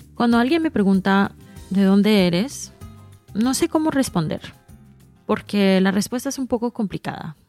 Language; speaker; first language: Spanish; early bilingual, heritage; Spanish